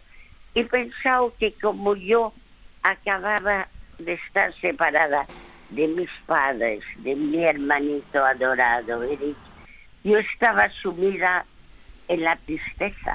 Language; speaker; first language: Spanish; early bilingual, other home language; French